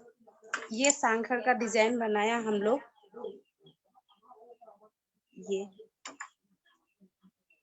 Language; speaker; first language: Hindi; non-native, local second language; Assamese